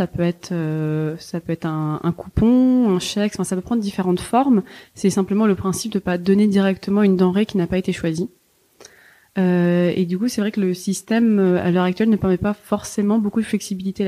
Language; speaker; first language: French; native; French